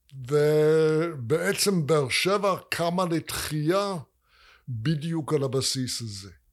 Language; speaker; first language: Hebrew; non-native, fluent; English